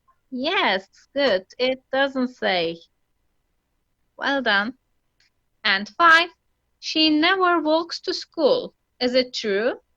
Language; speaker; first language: English; non-native, fluent; Turkish